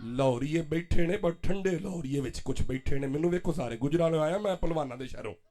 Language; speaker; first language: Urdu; non-native, local second language; Punjabi